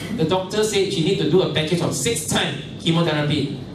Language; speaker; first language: English; non-native, local second language; Chinese